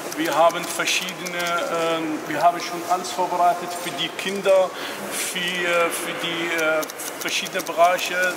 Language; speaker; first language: German; non-native, learner; Arabic